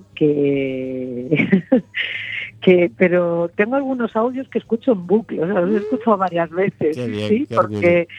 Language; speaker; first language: Spanish; native; Spanish